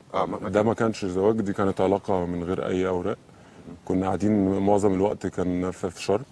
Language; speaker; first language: Arabic; native; Arabic